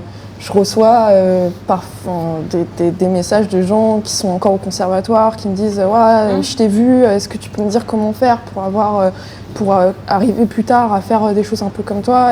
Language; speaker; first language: French; native; French